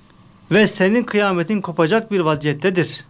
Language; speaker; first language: Turkish; native; Turkish